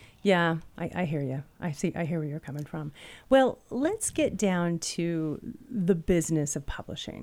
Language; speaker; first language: English; native; English